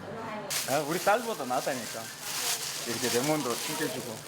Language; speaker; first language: Korean; native; Korean